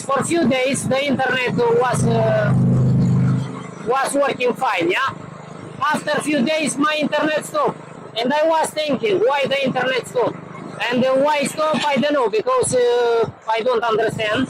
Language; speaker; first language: English; non-native, learner; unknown